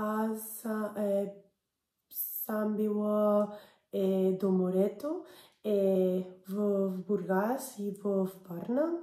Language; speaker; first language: Bulgarian; non-native, learner; English